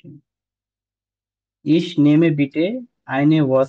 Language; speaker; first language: German; non-native, learner; Bangla